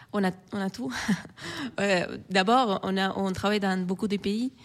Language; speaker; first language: French; non-native, fluent; Spanish